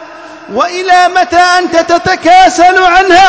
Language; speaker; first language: Arabic; native; Arabic